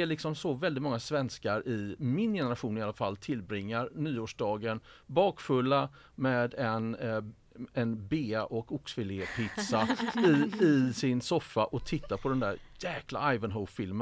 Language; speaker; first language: Swedish; native; Swedish